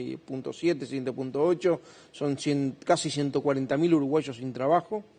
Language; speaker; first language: Spanish; native; Spanish